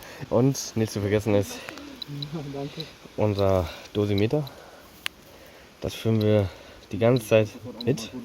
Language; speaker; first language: German; native; German